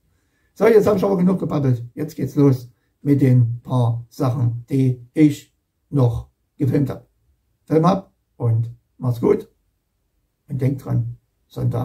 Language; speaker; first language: German; native; German